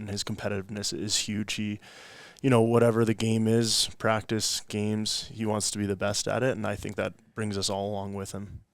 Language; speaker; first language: English; native; English